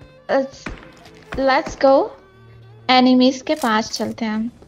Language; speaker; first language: Hindi; non-native, learner; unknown